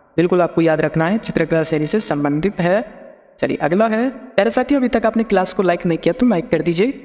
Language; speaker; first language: Hindi; native; Hindi